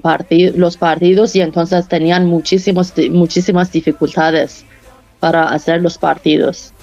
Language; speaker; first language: Spanish; non-native, fluent; Persian